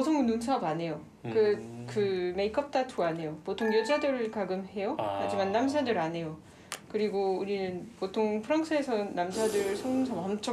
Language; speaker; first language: Korean; non-native, learner; French